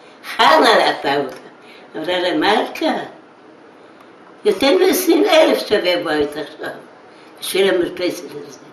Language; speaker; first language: Hebrew; non-native, fluent; Yiddish